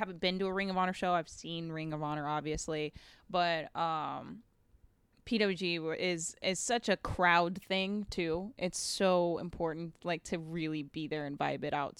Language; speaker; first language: English; native; English